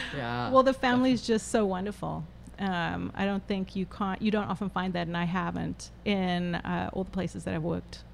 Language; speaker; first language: English; native; English